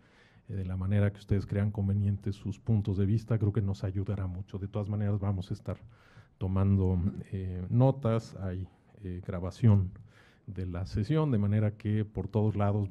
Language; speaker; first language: Spanish; native; Spanish